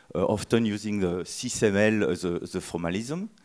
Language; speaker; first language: English; non-native, fluent; French